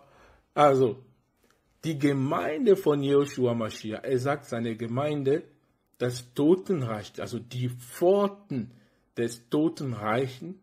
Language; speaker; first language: German; non-native, fluent; French